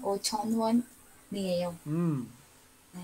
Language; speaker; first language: Korean; non-native, learner; Indonesian